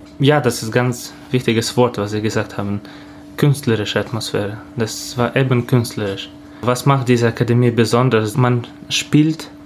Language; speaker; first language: German; non-native, fluent; Russian